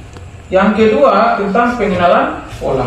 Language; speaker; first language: Indonesian; native; Indonesian